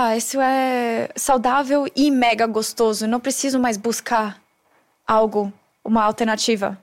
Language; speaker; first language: Portuguese; non-native, fluent; German